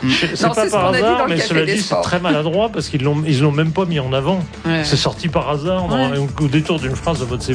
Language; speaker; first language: French; native; French